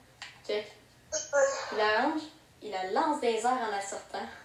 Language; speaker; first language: French; native; French